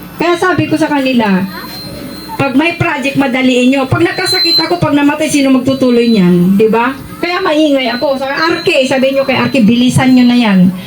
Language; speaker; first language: Filipino; non-native, local second language; Iloko